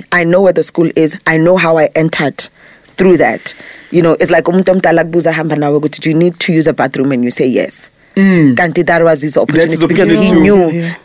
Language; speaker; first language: English; non-native, local second language; Zulu